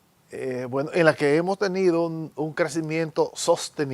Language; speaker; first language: Spanish; native; Spanish